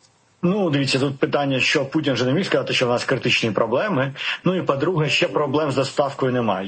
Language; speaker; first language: Ukrainian; native; Ukrainian